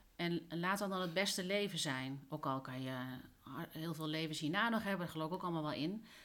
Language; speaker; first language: Dutch; early bilingual, other home language; Spanish